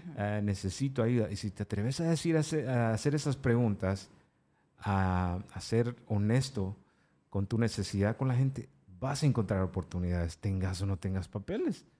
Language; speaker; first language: Spanish; native; Spanish